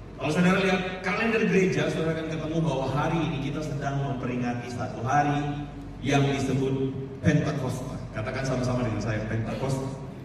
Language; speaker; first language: Indonesian; native; Indonesian